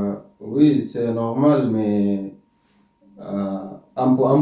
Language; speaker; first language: French; non-native, learner; Arabic